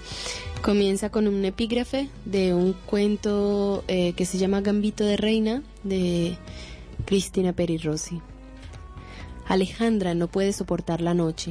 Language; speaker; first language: Spanish; native; Spanish